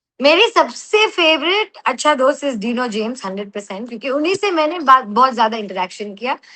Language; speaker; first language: Hindi; non-native, local second language; Telugu